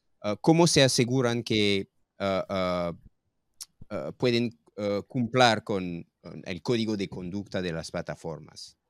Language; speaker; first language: Spanish; non-native, fluent; English